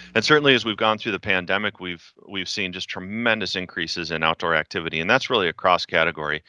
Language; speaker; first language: English; native; English